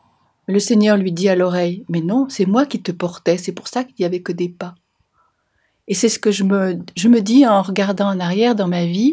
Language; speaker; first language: French; native; French